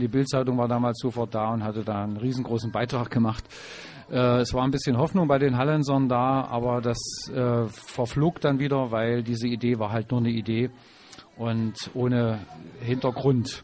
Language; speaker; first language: German; native; German